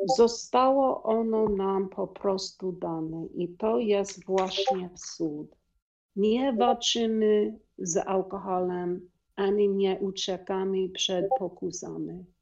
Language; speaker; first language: Polish; non-native, learner; English